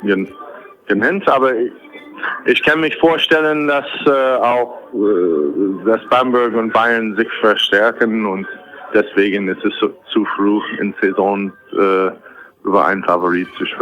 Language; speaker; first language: German; non-native, fluent; English